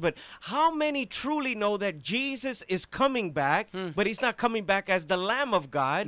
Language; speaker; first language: English; early bilingual, other home language; Spanish